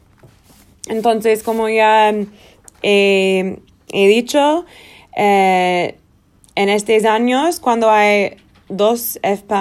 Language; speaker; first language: Spanish; non-native, learner; Portuguese